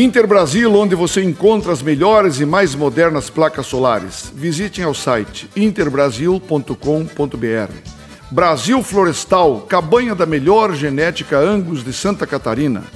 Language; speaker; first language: Portuguese; native; Portuguese